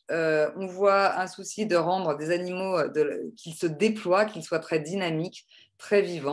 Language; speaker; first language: French; native; French